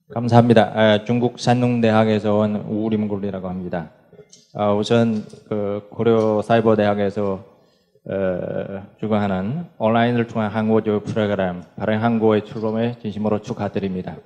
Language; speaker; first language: Korean; non-native, fluent; Chinese